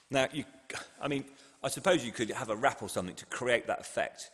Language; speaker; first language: English; native; English